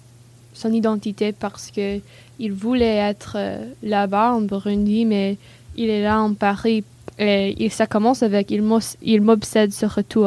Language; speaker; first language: French; non-native, learner; English